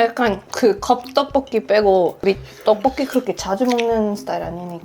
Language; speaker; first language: Korean; non-native, fluent; Swedish